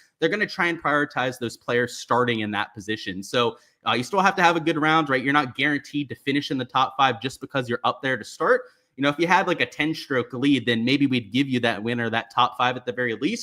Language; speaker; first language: English; native; English